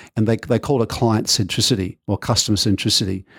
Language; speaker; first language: English; native; English